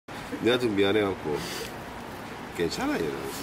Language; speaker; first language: Korean; native; Korean